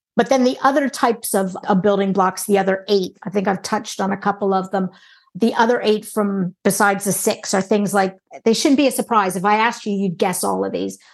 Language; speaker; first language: English; native; English